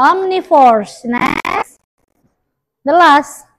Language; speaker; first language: English; non-native, learner; Indonesian